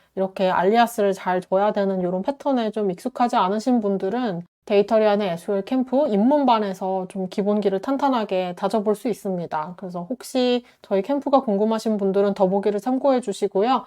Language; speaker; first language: Korean; native; Korean